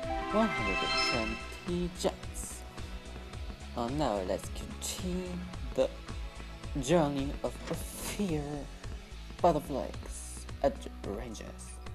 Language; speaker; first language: English; non-native, learner; German